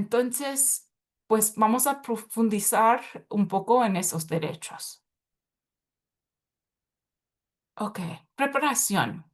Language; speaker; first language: Spanish; early bilingual, heritage; Spanish